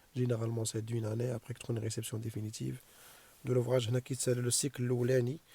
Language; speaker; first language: French; non-native, local second language; Arabic